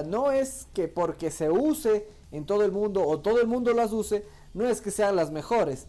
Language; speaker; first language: Spanish; native; Spanish